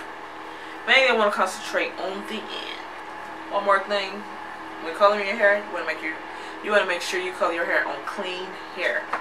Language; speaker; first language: English; native; English